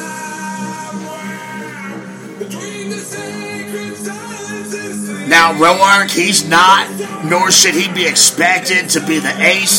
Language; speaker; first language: English; native; English